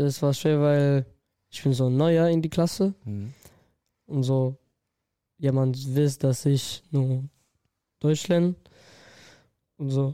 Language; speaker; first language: German; non-native, learner; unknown